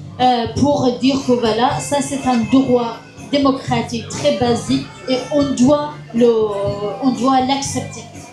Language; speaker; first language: French; non-native, fluent; Kurdish